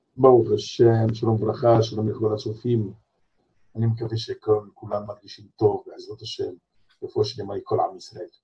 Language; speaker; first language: Hebrew; early bilingual, other home language; French